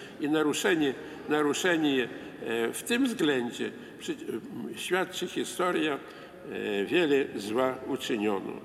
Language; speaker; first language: Polish; non-native, local second language; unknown